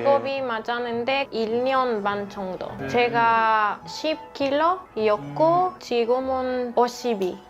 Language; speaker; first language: Korean; non-native, learner; Spanish